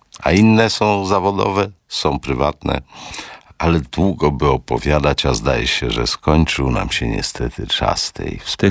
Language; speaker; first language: Polish; native; Polish